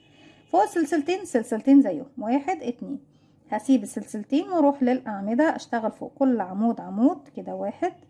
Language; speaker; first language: Arabic; native; Arabic